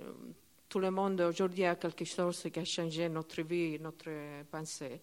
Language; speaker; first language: French; non-native, learner; Italian